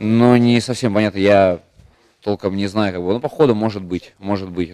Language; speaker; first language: Russian; native; Russian